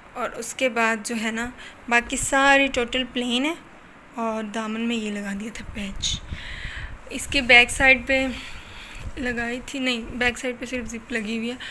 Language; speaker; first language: Urdu; non-native, local second language; Punjabi